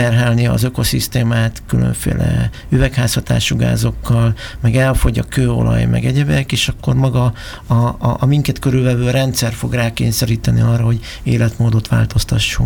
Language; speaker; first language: Hungarian; native; Hungarian